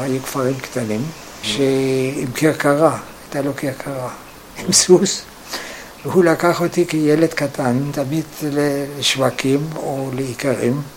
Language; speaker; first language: Hebrew; non-native, fluent; German